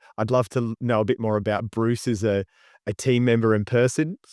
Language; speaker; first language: English; native; English